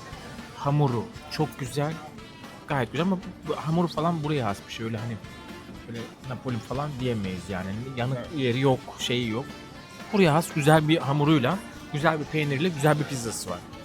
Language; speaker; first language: Turkish; native; Turkish